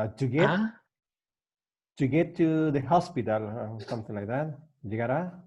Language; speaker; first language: English; non-native, learner; Spanish